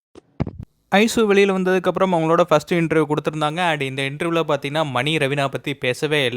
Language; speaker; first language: Tamil; native; Tamil